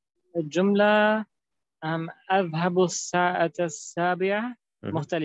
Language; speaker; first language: Arabic; non-native, learner; German